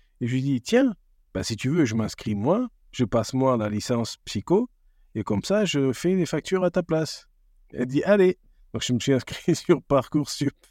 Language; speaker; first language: French; non-native, fluent; Portuguese